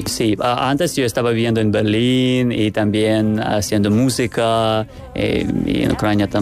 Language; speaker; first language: Spanish; non-native, learner; Ukrainian